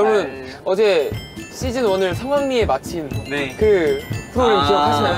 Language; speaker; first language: Korean; non-native, fluent; Thai